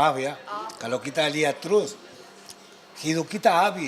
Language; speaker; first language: Indonesian; non-native, fluent; Spanish